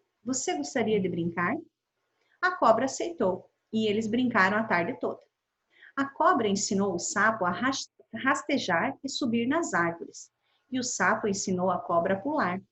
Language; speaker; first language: Portuguese; native; Portuguese